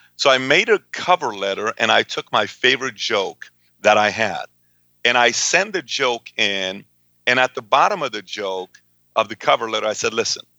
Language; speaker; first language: English; early bilingual, other home language; Persian